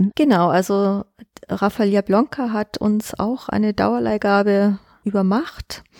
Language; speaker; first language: German; native; German